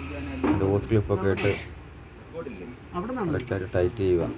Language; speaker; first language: Malayalam; native; Malayalam